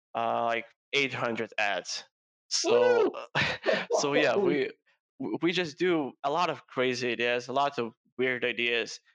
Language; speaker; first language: English; non-native, fluent; Lithuanian